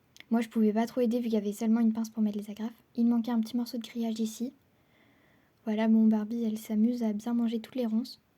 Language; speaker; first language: French; native; French